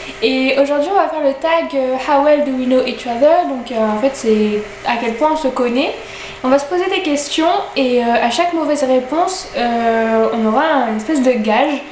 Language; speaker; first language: French; native; French